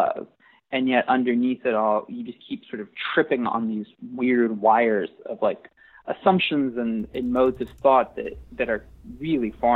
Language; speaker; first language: English; native; English